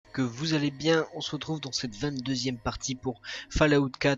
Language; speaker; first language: French; native; French